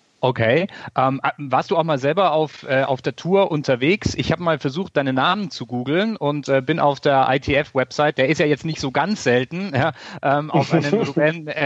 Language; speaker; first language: German; native; German